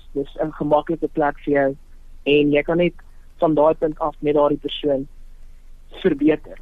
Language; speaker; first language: Afrikaans; non-native, local second language; Tswana